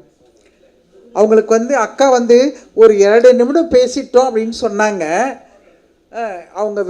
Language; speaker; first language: Tamil; native; Tamil